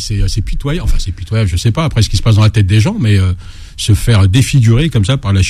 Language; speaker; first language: French; native; French